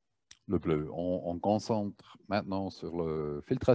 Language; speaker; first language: French; non-native, fluent; German